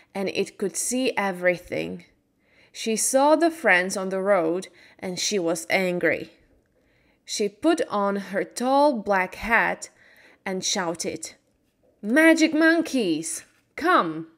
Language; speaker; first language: English; non-native, fluent; Slovak